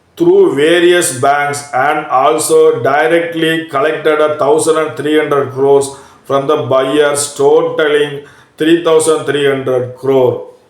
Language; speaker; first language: English; non-native, local second language; Tamil